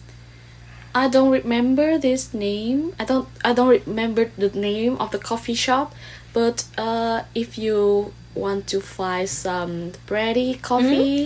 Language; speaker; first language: English; non-native, learner; Vietnamese